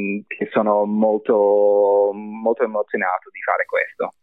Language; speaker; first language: Italian; non-native, fluent; English